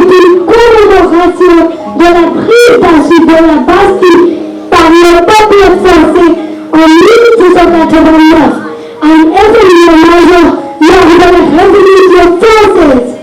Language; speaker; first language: French; non-native, learner; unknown